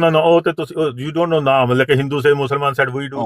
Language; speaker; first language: English; non-native, fluent; Punjabi